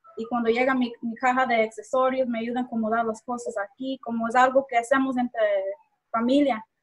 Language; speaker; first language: Spanish; early bilingual, heritage; Spanish